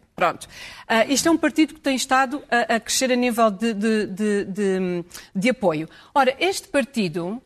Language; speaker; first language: Portuguese; early bilingual, heritage; English